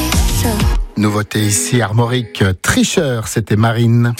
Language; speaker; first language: French; native; French